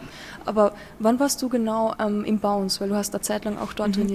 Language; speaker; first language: German; native; German